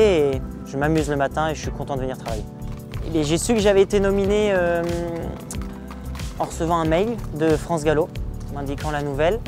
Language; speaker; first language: French; native; French